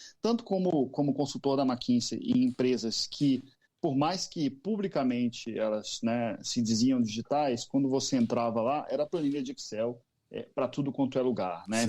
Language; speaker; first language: Portuguese; native; Portuguese